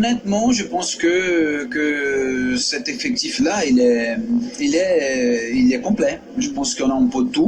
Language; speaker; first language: French; non-native, fluent; Portuguese